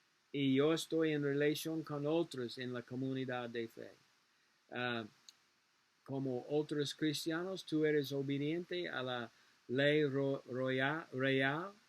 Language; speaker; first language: Spanish; non-native, learner; English